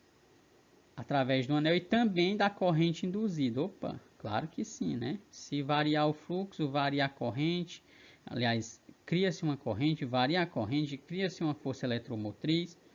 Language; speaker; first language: Portuguese; native; Portuguese